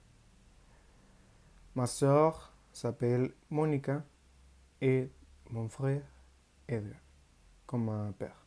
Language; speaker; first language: French; non-native, learner; Spanish